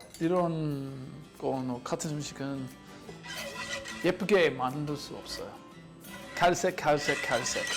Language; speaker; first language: Korean; non-native, learner; English